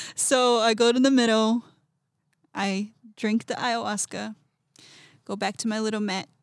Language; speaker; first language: English; non-native, fluent; Portuguese